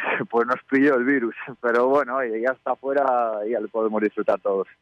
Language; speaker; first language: Spanish; native; Spanish